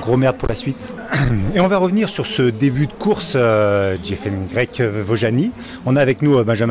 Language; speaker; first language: French; native; French